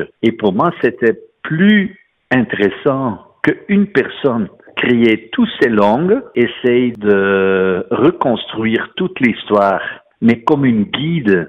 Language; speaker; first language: French; non-native, fluent; Dutch